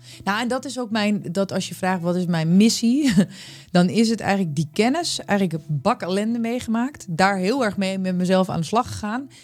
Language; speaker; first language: Dutch; native; Dutch